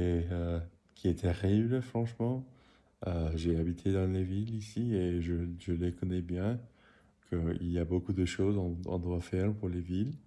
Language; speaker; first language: French; non-native, learner; English